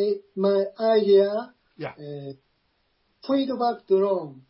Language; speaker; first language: English; non-native, learner; Japanese